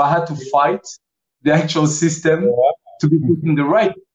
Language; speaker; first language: English; early bilingual, other home language; French